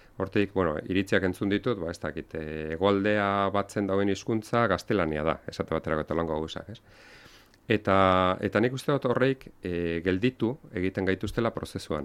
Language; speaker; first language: Basque; non-native, local second language; Spanish